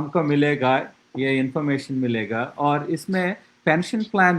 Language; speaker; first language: Hindi; non-native, local second language; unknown